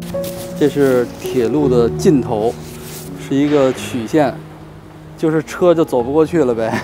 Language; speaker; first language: Chinese; native; Chinese